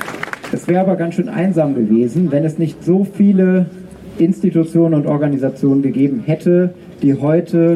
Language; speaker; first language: German; native; German